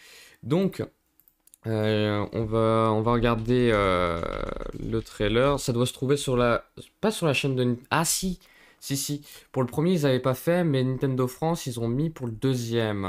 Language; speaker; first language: French; native; French